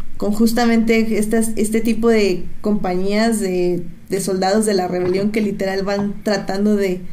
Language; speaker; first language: Spanish; native; Spanish